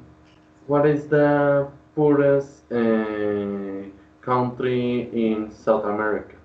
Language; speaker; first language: English; non-native, learner; Spanish